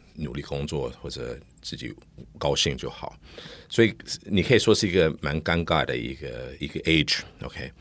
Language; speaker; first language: Chinese; non-native, fluent; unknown